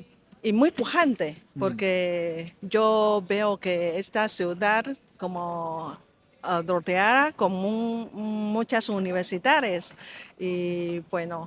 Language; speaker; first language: Spanish; non-native, local second language; Chinese